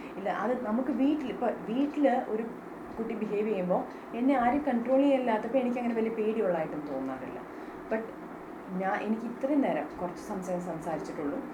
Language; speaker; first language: Malayalam; native; Malayalam